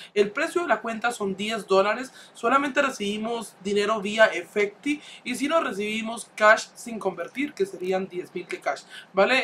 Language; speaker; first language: Spanish; native; Spanish